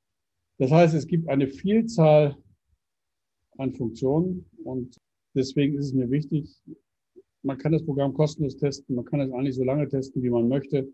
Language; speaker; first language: German; native; German